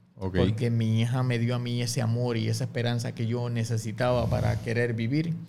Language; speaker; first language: Spanish; native; Spanish